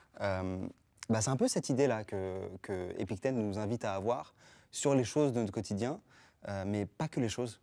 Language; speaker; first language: French; native; French